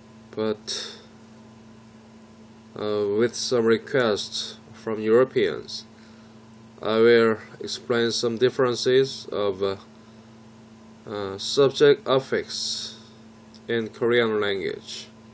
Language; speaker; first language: English; non-native, fluent; Korean